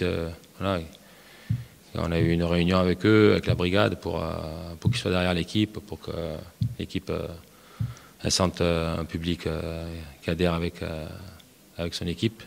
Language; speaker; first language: French; native; French